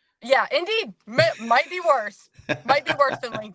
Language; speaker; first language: English; native; English